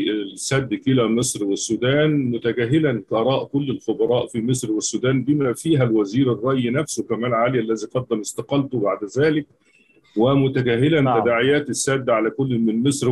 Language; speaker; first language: Arabic; native; Arabic